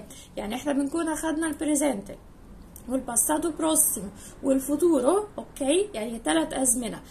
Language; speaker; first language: Arabic; native; Arabic